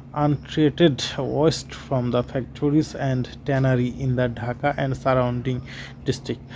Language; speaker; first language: English; non-native, local second language; Bangla